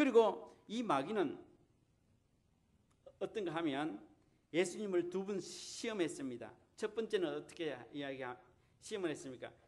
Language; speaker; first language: Korean; native; Korean